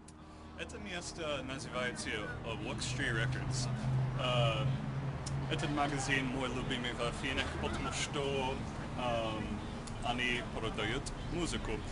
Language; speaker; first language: Russian; non-native, learner; English